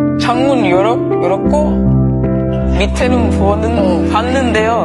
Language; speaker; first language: Korean; non-native, fluent; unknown